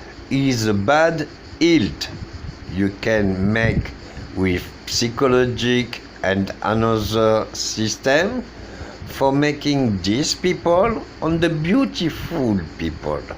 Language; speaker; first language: English; non-native, learner; French